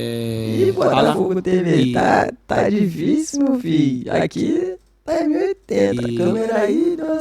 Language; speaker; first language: Portuguese; native; Portuguese